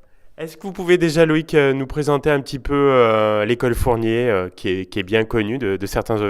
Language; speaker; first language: French; native; French